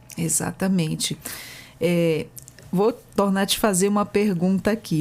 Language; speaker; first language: Portuguese; native; Portuguese